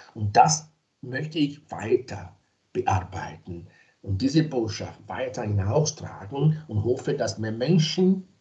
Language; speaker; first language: German; non-native, fluent; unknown